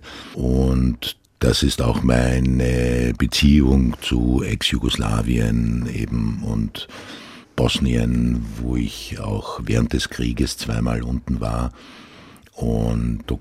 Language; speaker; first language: German; non-native, local second language; Croatian